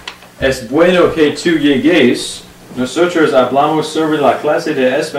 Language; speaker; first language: Spanish; non-native, learner; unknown